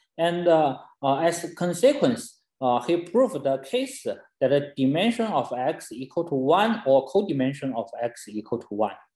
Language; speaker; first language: English; non-native, fluent; Chinese